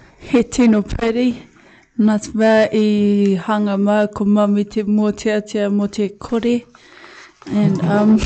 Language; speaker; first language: Māori; non-native, local second language; English